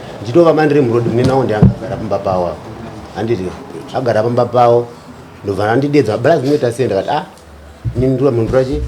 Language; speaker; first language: Shona; native; Shona